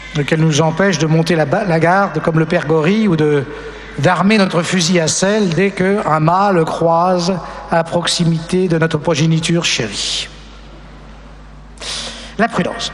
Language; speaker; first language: French; native; French